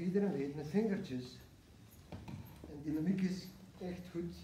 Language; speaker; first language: Dutch; non-native, learner; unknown